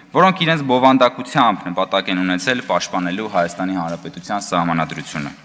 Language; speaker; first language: Armenian; native; Armenian